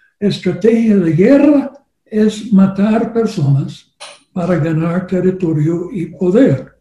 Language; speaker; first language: Spanish; non-native, learner; English